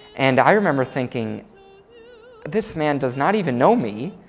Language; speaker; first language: English; native; English